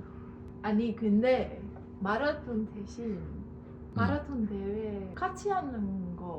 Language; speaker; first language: Korean; non-native, learner; Dutch